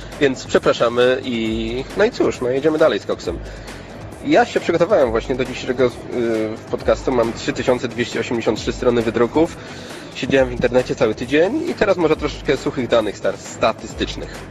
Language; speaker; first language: Polish; native; Polish